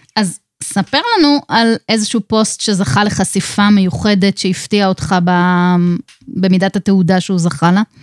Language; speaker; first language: Hebrew; native; Hebrew